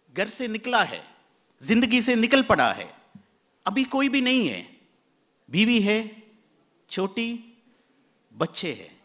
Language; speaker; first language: Hindi; non-native, fluent; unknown